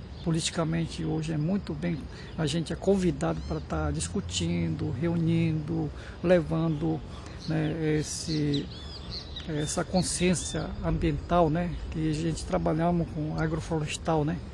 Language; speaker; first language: Portuguese; early bilingual, other home language; Japanese